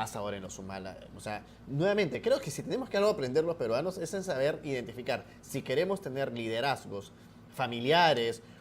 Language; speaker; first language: Spanish; native; Spanish